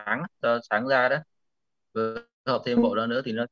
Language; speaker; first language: Vietnamese; native; Vietnamese